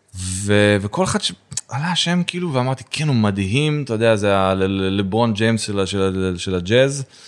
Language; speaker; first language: Hebrew; native; Hebrew